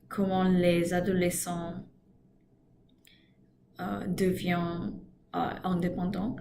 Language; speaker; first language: French; non-native, learner; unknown